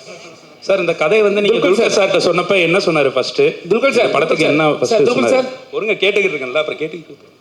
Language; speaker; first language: Tamil; native; Tamil